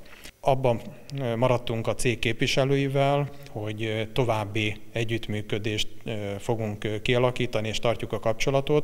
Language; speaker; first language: Hungarian; native; Hungarian